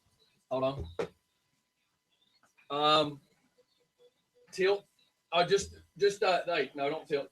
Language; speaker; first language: English; native; English